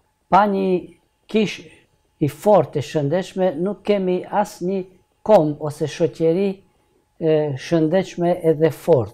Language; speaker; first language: Albanian; non-native, learner; Hungarian